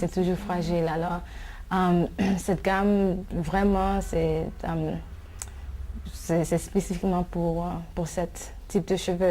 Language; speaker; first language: French; non-native, fluent; English